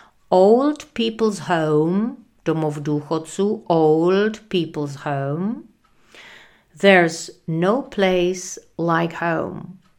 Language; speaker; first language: English; non-native, fluent; Czech